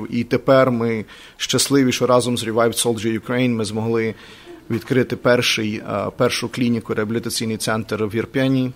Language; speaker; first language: Ukrainian; native; Ukrainian